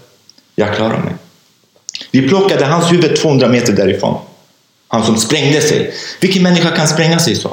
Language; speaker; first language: Swedish; non-native, fluent; Kurdish